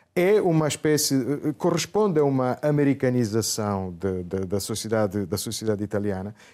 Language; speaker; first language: Portuguese; non-native, fluent; Italian